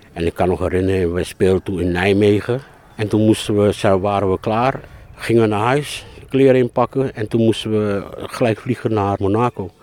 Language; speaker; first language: Dutch; early bilingual, other home language; Malay